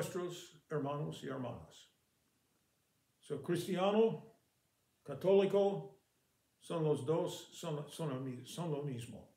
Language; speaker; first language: Spanish; non-native, fluent; English